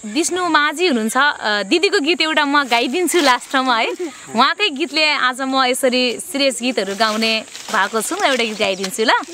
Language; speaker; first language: Nepali; native; Nepali